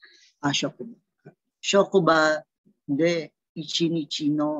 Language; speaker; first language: Japanese; non-native, learner; Filipino